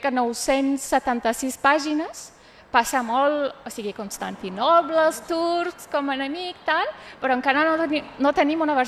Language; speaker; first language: Catalan; non-native, fluent; Turkish